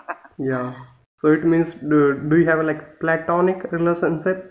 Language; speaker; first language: English; non-native, local second language; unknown